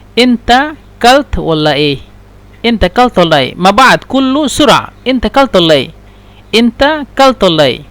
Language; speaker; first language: Egyptian Arabic; non-native, learner; Bangla